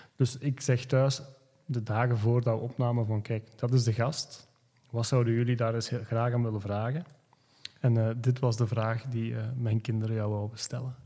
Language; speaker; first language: Dutch; native; Dutch